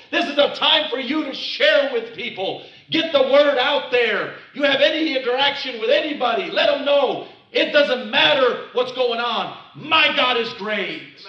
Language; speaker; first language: English; native; English